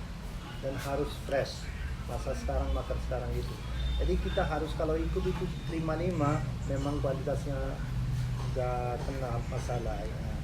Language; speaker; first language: Indonesian; non-native, learner; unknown